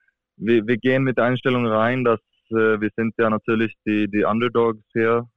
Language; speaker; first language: German; non-native, fluent; Swedish